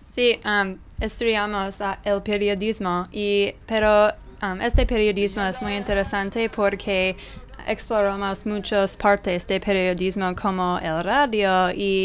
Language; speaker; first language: Spanish; non-native, learner; English